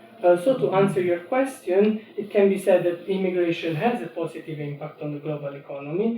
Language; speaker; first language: English; non-native, fluent; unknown